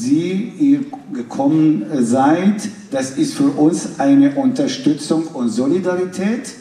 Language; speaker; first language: German; non-native, fluent; Arabic